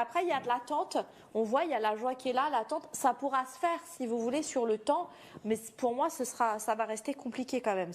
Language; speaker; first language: French; native; French